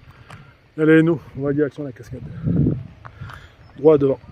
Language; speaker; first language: French; native; French